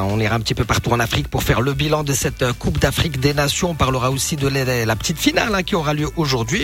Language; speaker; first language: French; non-native, local second language; Arabic